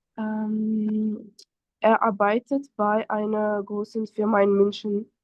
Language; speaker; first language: German; non-native, fluent; French